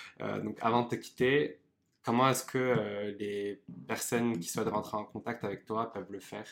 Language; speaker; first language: French; native; French